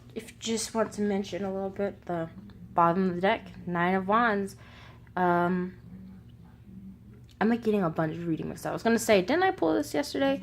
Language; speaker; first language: English; native; English